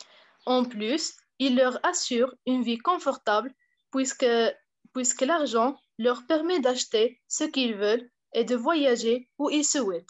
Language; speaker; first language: French; non-native, fluent; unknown